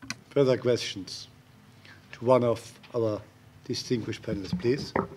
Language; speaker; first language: English; non-native, fluent; German